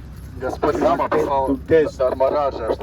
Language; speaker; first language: Russian; native; Russian